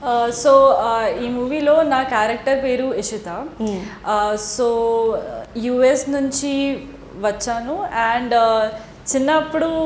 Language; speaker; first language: Telugu; non-native, learner; Hindi